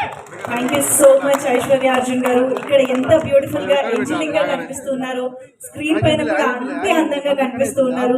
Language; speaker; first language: Telugu; native; Telugu